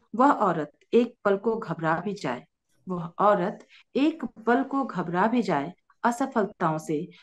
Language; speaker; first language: Hindi; native; Hindi